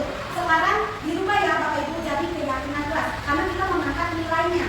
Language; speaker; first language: Indonesian; native; Indonesian